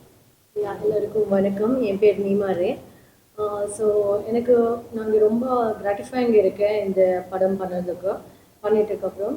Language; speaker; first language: Tamil; non-native, fluent; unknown